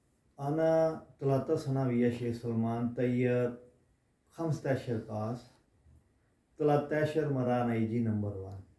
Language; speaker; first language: Arabic; non-native, learner; Urdu